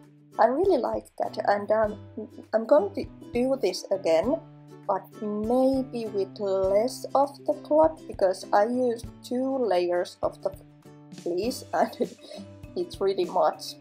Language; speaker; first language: English; non-native, fluent; Finnish